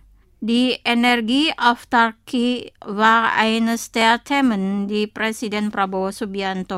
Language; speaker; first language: German; non-native, fluent; Indonesian